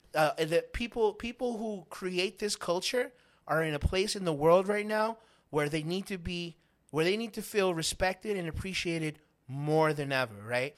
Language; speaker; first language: English; native; English